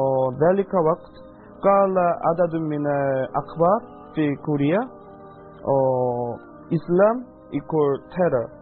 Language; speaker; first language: Arabic; non-native, learner; Korean